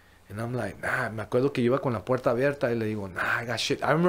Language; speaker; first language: Spanish; early bilingual, heritage; Spanish